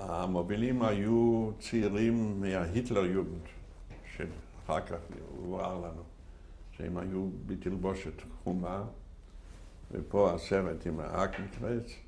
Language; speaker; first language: Hebrew; non-native, fluent; Yiddish